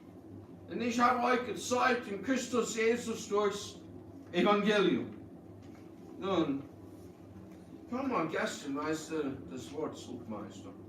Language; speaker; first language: German; early bilingual, heritage; English